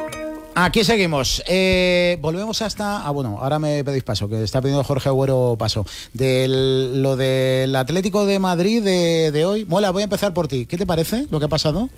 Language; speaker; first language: Spanish; native; Spanish